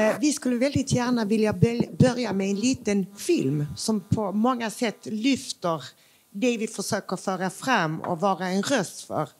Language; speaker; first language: Swedish; early bilingual, other home language; Macedonian